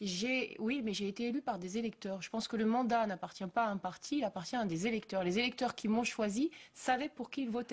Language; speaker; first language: French; native; French